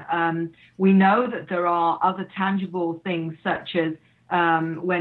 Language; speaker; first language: English; native; English